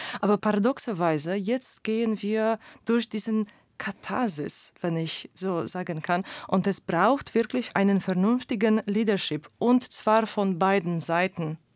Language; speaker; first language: German; non-native, fluent; Polish